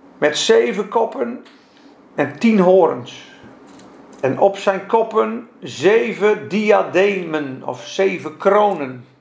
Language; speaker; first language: Dutch; non-native, fluent; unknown